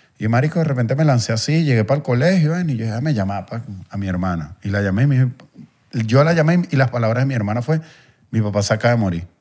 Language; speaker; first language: Spanish; native; Spanish